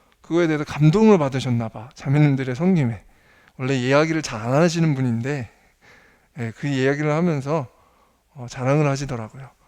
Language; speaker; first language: Korean; early bilingual, heritage; Korean